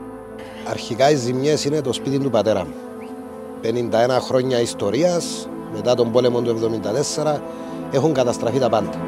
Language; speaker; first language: Greek; native; Greek